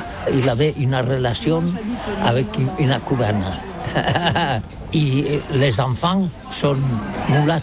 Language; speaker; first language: French; non-native, learner; Catalan